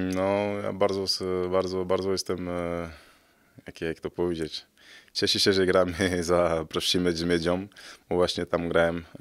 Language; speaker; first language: Polish; non-native, fluent; French